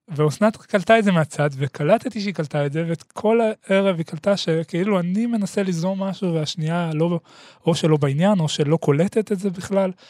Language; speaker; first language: Hebrew; native; Hebrew